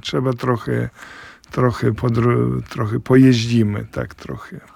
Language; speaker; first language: Polish; non-native, fluent; Ukrainian